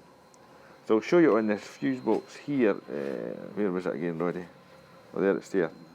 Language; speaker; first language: English; native; English